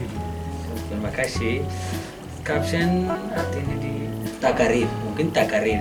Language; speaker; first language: Indonesian; non-native, learner; Hindi